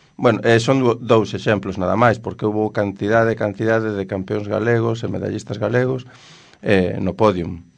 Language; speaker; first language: Galician; non-native, local second language; Spanish